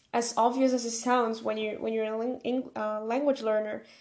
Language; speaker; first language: English; non-native, fluent; Portuguese